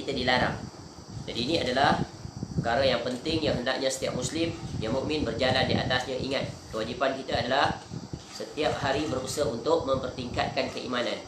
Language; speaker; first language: Malay; native; Malay